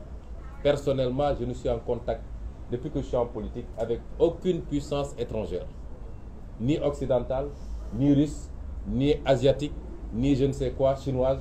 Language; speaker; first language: French; non-native, local second language; Wolof